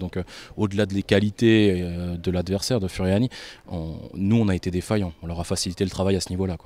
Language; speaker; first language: French; native; French